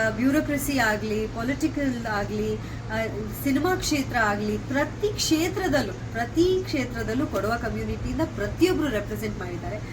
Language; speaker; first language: Kannada; non-native, local second language; Kodava